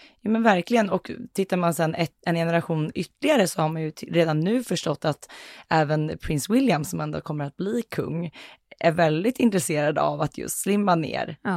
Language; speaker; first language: Swedish; native; Swedish